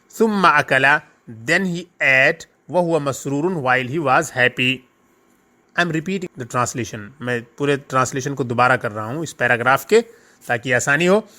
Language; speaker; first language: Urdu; native; Urdu